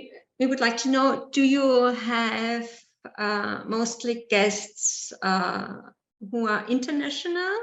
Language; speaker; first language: English; non-native, learner; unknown